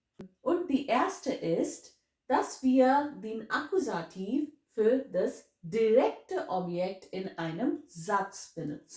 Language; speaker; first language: German; non-native, fluent; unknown